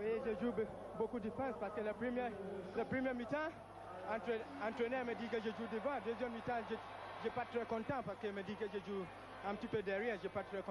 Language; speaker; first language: French; non-native, learner; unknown